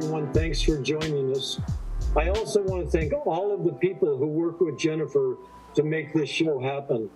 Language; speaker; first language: English; native; English